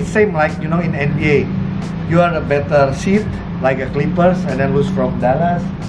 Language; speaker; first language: English; non-native, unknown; Indonesian